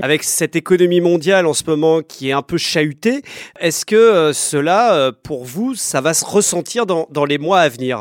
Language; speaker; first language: French; native; French